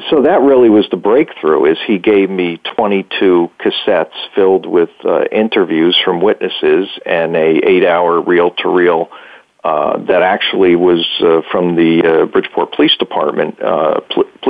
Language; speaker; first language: English; native; English